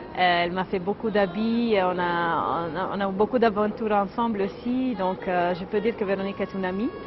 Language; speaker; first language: French; non-native, fluent; Italian